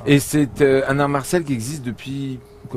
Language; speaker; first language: French; native; French